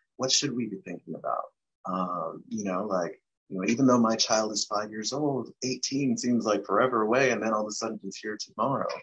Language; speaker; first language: English; early bilingual, other home language; Spanish